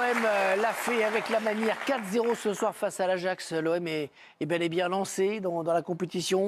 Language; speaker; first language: French; native; French